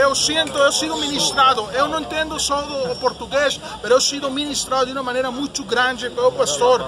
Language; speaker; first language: Portuguese; non-native, learner; Spanish